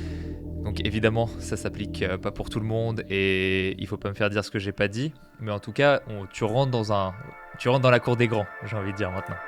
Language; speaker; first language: French; native; French